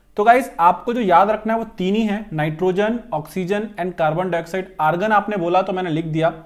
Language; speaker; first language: Hindi; native; Hindi